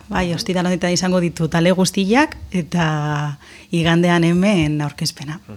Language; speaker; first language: Basque; native; Basque